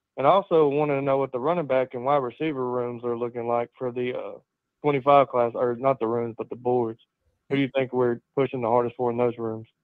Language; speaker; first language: English; native; English